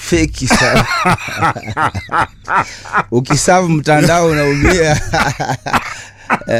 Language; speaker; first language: Swahili; native; Swahili